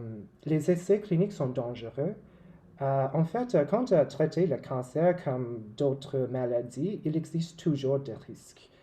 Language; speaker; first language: French; non-native, local second language; English